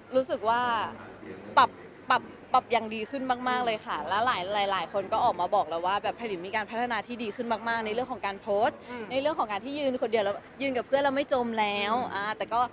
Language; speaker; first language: Thai; early bilingual, other home language; Vietnamese